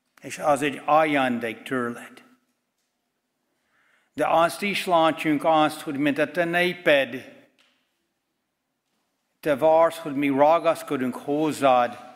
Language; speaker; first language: Hungarian; non-native, fluent; English